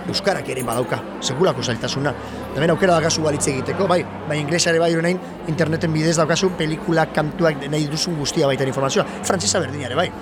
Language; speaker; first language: Basque; non-native, local second language; Spanish